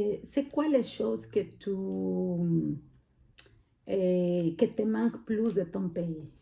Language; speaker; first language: French; non-native, fluent; Spanish